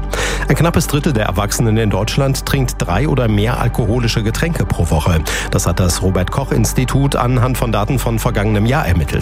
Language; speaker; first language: German; native; German